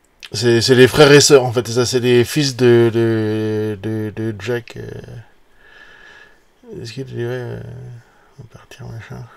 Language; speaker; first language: French; native; French